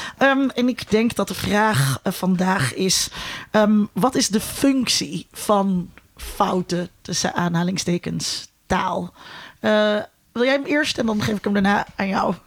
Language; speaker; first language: Dutch; native; Dutch